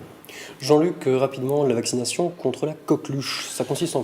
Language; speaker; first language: French; native; French